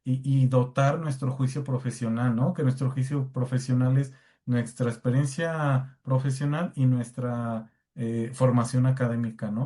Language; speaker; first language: Spanish; native; Spanish